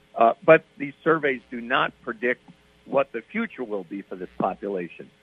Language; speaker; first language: English; native; English